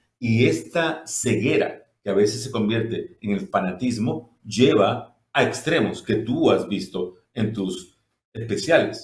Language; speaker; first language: Spanish; native; Spanish